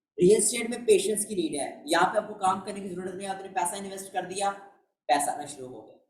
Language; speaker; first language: Urdu; non-native, local second language; Punjabi